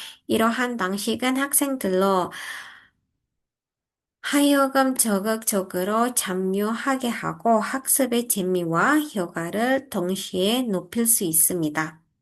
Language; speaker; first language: Korean; non-native, fluent; Indonesian